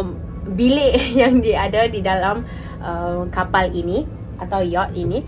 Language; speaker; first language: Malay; non-native, local second language; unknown